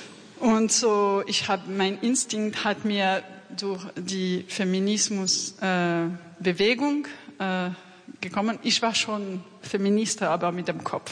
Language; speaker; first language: German; non-native, learner; French